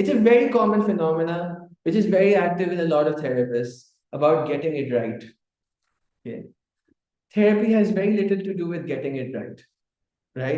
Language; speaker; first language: English; non-native, local second language; Urdu